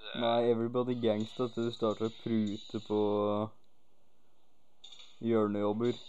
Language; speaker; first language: Norwegian; native; Norwegian